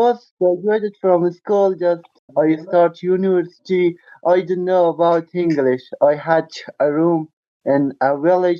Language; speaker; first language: English; non-native, learner; Persian